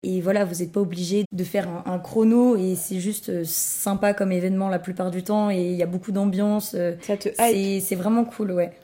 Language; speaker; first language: French; native; French